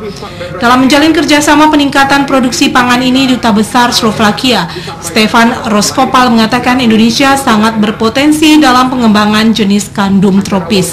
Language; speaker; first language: Indonesian; native; Indonesian